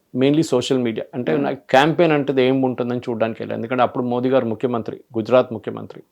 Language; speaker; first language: Telugu; non-native, local second language; Malayalam